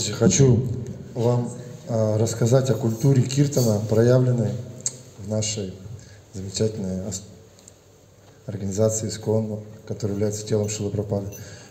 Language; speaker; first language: Russian; native; Russian